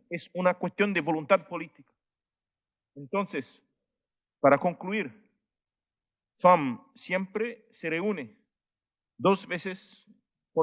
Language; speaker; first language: Spanish; non-native, fluent; Haitian Creole